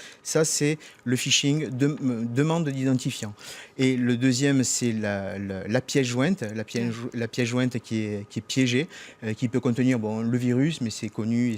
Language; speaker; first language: French; native; French